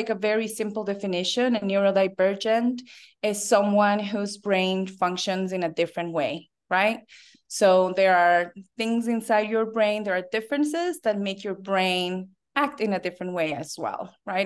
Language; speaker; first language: English; non-native, fluent; Spanish